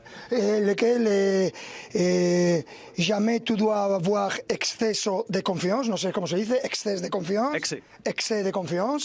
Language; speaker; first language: French; non-native, learner; Spanish